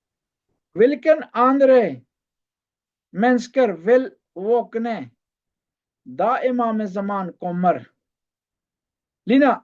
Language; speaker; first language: Norwegian; non-native, learner; Urdu